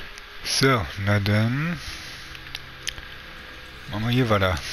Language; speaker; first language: German; native; German